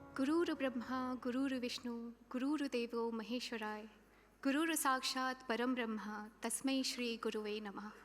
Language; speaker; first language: Hindi; native; Hindi